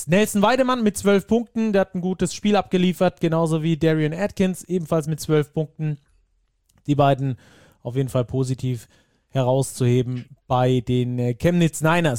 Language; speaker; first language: German; native; German